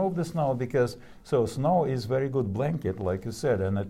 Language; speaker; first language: English; non-native, fluent; Russian